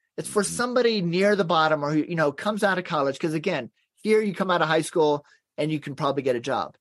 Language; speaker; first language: English; native; English